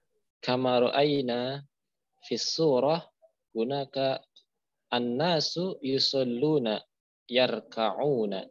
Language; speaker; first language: Arabic; non-native, fluent; Indonesian